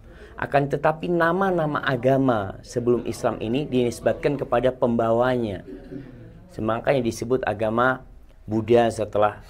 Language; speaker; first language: Indonesian; native; Indonesian